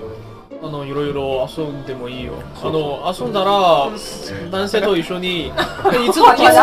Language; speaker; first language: Japanese; non-native, learner; Korean